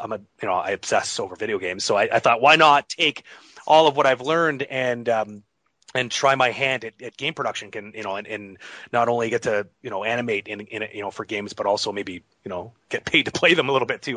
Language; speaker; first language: English; native; English